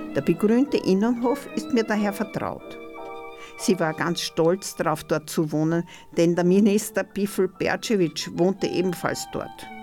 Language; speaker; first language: German; native; German